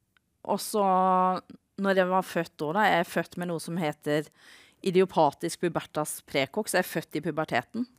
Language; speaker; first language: Norwegian; native; Norwegian